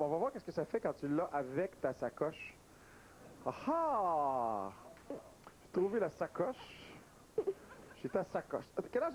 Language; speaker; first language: French; native; French